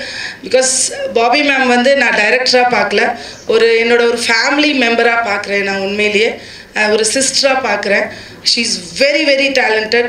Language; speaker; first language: Tamil; non-native, fluent; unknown